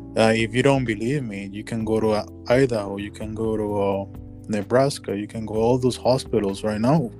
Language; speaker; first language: English; non-native, fluent; Spanish